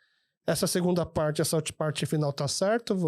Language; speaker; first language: Portuguese; early bilingual, other home language; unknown